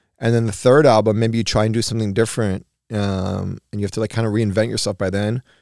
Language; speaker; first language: English; early bilingual, other home language; Spanish